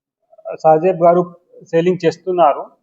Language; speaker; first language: Telugu; non-native, local second language; Urdu